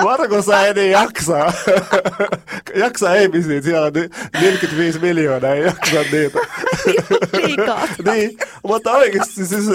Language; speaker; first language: Finnish; non-native, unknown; Arabic